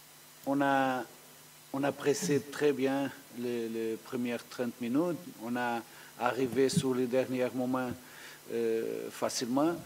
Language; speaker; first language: French; non-native, learner; Spanish